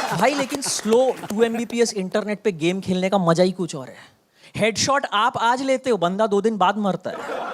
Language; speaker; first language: Hindi; non-native, local second language; Bangla